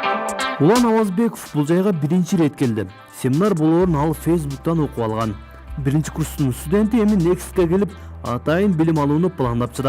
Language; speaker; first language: Kyrgyz; native; Kyrgyz